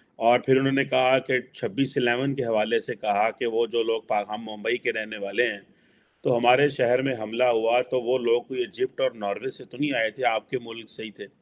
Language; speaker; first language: Urdu; non-native, local second language; Punjabi